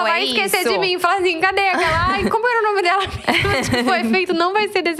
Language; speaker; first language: Portuguese; native; Portuguese